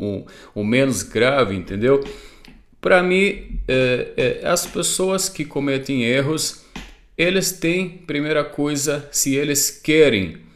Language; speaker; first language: Portuguese; non-native, fluent; Arabic